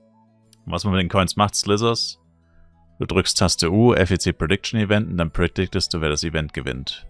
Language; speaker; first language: German; native; German